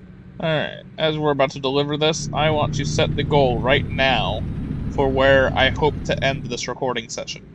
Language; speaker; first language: English; native; English